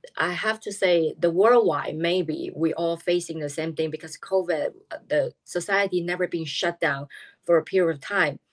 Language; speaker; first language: English; non-native, fluent; Chinese